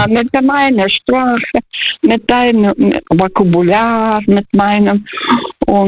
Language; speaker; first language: German; non-native, fluent; Russian